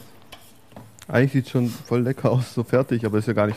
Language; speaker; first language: German; native; German